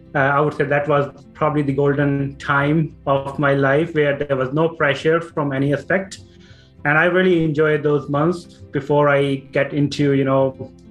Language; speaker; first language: English; non-native, local second language; Punjabi